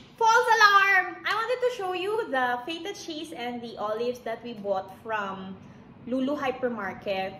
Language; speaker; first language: English; non-native, local second language; Hiligaynon